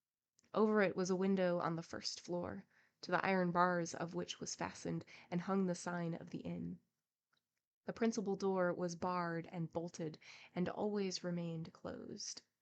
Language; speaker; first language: English; native; English